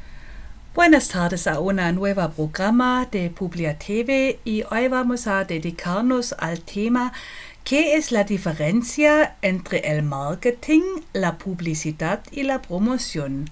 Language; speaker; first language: Spanish; non-native, fluent; German